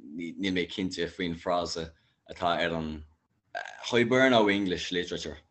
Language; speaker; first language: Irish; non-native, local second language; English